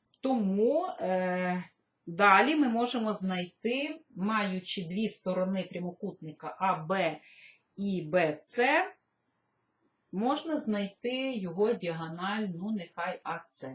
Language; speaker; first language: Ukrainian; native; Ukrainian